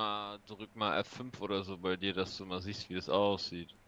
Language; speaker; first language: German; native; German